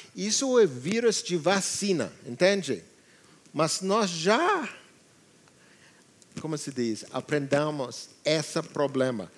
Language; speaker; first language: Portuguese; non-native, learner; English